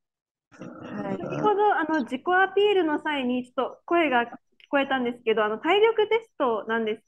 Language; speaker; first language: Japanese; native; Japanese